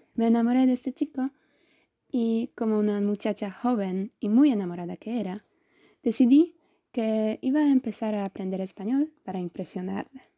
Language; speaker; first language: Spanish; non-native, fluent; Polish